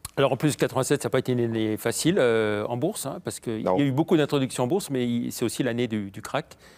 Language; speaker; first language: French; native; French